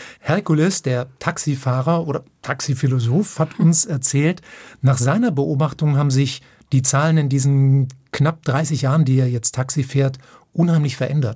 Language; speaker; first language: German; native; German